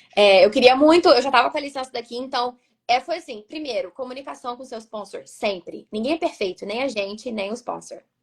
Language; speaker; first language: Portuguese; native; Portuguese